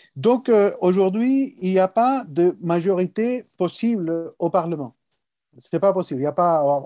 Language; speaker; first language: French; non-native, fluent; Spanish